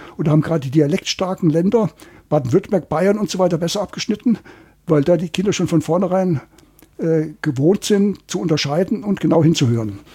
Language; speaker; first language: German; native; German